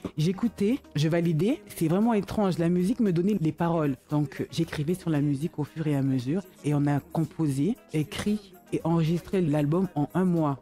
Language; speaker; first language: French; early bilingual, other home language; Lingala